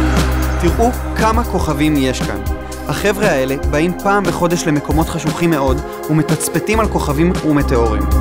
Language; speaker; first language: Hebrew; native; Hebrew